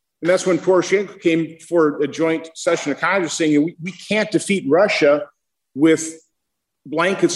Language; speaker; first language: English; native; English